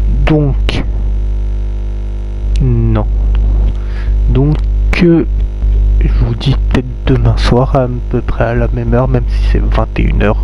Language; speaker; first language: French; native; French